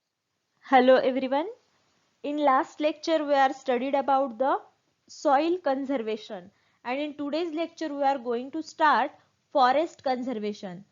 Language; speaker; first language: English; non-native, local second language; Marathi